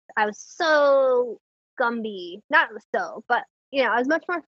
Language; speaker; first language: English; native; English